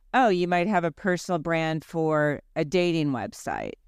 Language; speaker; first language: English; early bilingual, other home language; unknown